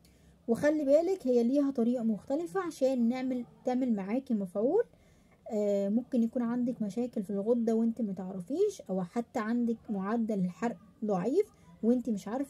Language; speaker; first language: Arabic; native; Arabic